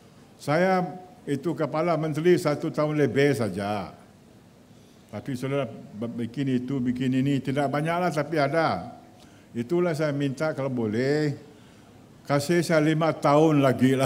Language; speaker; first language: Malay; native; Malay